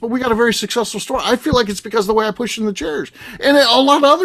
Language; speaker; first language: English; native; English